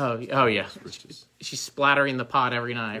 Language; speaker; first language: English; native; English